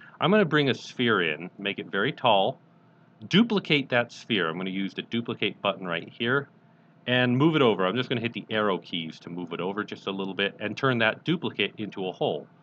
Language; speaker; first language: English; native; English